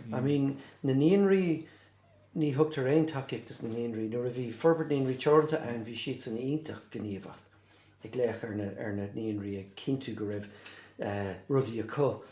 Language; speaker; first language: Irish; native; Irish